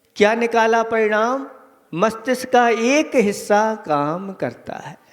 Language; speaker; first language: Hindi; native; Hindi